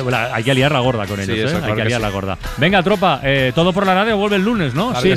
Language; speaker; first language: Spanish; native; Spanish